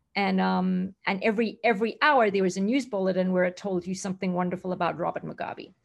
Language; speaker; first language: English; native; English